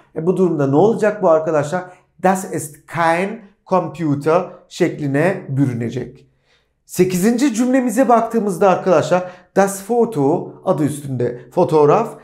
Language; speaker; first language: Turkish; native; Turkish